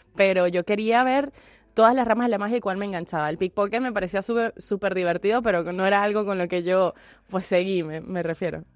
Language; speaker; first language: Spanish; native; Spanish